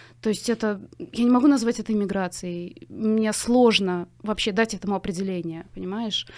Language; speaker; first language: Russian; native; Russian